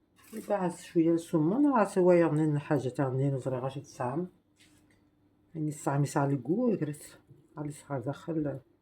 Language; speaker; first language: Arabic; non-native, local second language; Kabyle